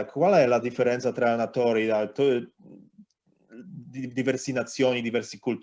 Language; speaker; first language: Italian; non-native, learner; Polish